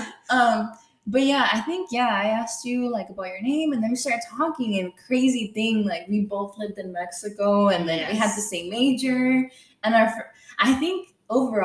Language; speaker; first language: English; non-native, fluent; Spanish